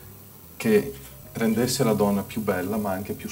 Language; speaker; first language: Italian; native; Italian